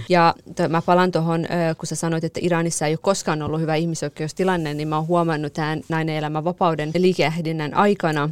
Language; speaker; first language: Finnish; early bilingual, other home language; Kurdish